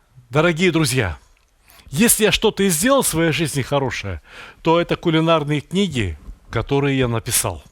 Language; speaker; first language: Russian; native; Russian